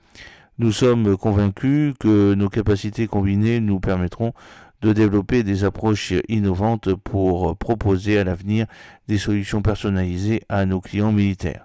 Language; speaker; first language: French; native; French